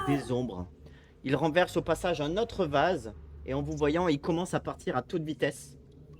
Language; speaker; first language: French; native; French